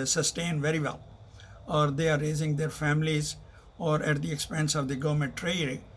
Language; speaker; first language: English; non-native, local second language; Urdu